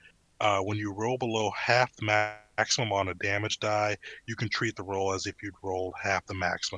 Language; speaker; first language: English; native; English